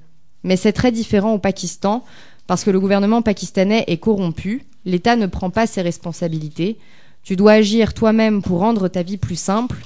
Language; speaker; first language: French; native; French